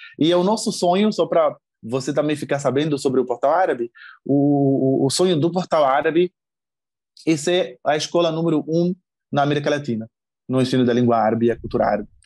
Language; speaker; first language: Portuguese; non-native, fluent; Arabic